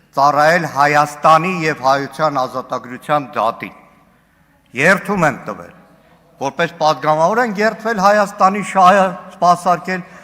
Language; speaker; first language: Armenian; native; Armenian